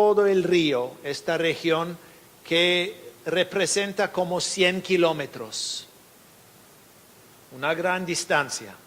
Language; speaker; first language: Spanish; non-native, fluent; English